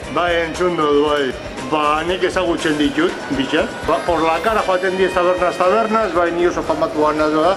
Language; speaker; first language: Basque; non-native, local second language; Spanish